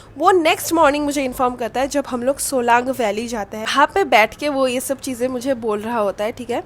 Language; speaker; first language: Hindi; non-native, local second language; Bangla